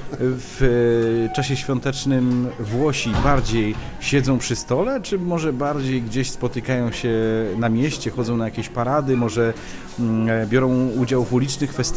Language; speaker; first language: Polish; native; Polish